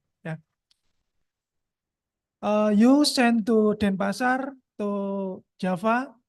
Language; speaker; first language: English; non-native, local second language; Indonesian